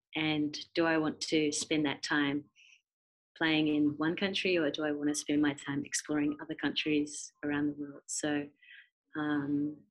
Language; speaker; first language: English; native; English